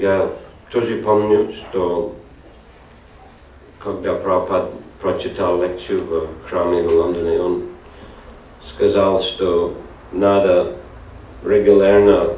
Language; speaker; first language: Russian; non-native, learner; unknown